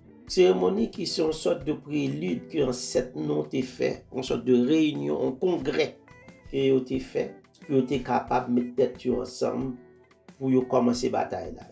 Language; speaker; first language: French; non-native, local second language; Haitian Creole